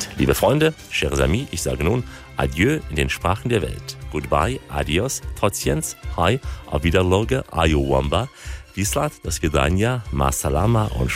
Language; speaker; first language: German; native; German